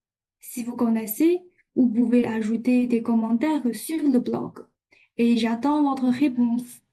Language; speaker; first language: French; non-native, fluent; Chinese